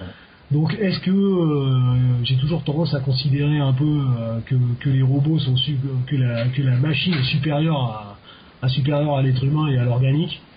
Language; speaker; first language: French; native; French